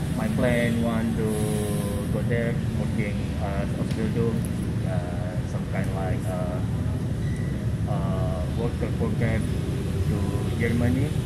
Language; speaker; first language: English; non-native, learner; Indonesian